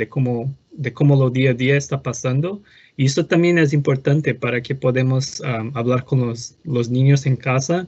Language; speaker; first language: Spanish; non-native, fluent; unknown